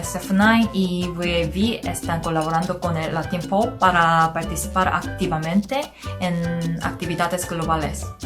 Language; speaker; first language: Spanish; non-native, learner; Korean